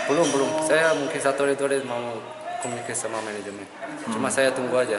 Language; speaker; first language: Indonesian; non-native, learner; Korean